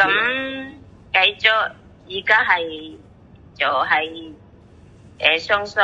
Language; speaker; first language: Cantonese; non-native, learner; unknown